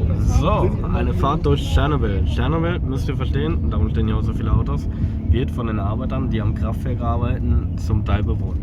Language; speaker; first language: German; native; German